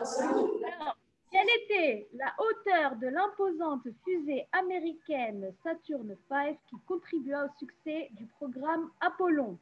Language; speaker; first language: French; native; French